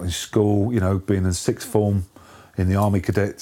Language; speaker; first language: English; native; English